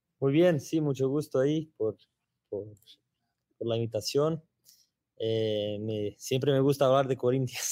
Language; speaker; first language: Spanish; non-native, learner; Portuguese